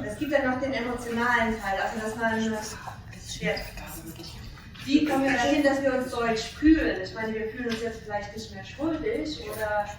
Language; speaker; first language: German; non-native, fluent; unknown